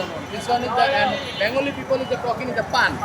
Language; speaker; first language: English; non-native, learner; Bangla